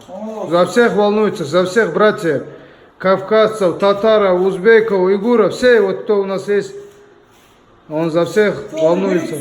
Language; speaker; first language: Russian; non-native, local second language; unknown